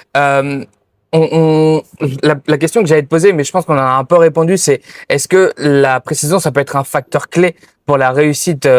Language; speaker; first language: French; native; French